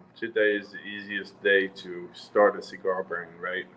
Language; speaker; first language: English; non-native, fluent; French